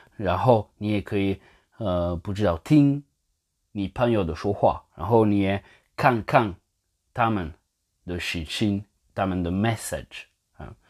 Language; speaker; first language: Chinese; non-native, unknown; French